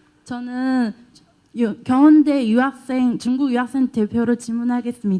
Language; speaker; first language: Korean; non-native, learner; Chinese